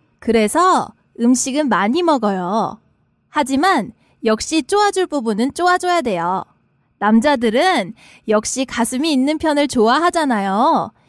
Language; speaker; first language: Korean; non-native, learner; Japanese